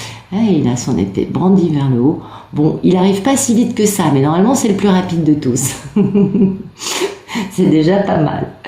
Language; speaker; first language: French; native; French